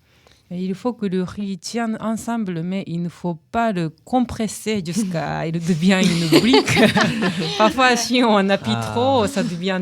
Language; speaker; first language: French; non-native, fluent; Japanese